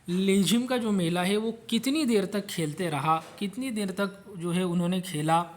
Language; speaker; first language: Urdu; non-native, local second language; Marathi